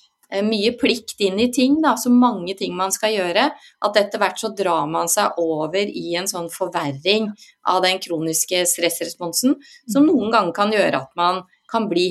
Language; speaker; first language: Norwegian; native; Norwegian